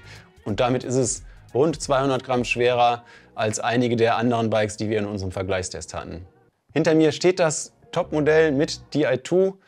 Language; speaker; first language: German; native; German